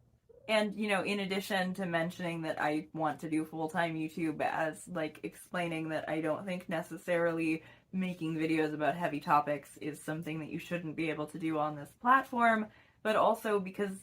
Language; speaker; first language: English; native; English